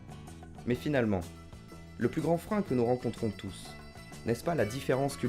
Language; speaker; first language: French; native; French